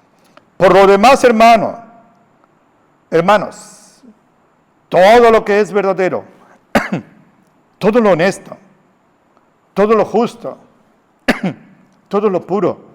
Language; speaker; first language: Spanish; native; Spanish